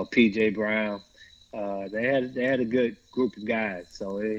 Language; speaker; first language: English; native; English